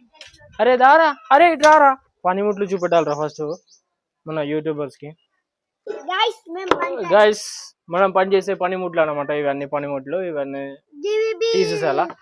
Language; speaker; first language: Telugu; native; Telugu